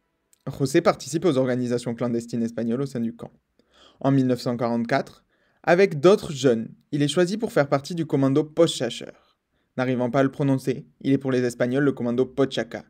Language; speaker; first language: French; native; French